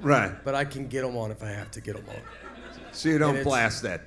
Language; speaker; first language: English; native; English